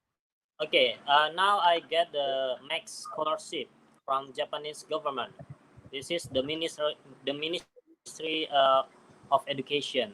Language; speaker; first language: English; non-native, learner; Indonesian